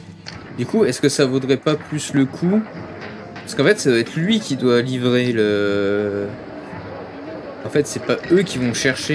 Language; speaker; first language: French; native; French